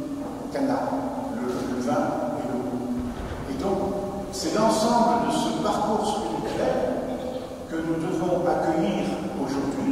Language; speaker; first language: French; native; French